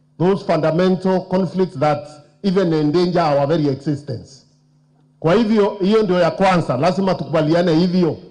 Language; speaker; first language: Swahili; non-native, local second language; Meru